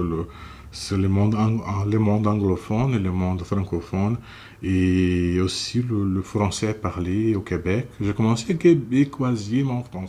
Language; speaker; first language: French; non-native, fluent; Portuguese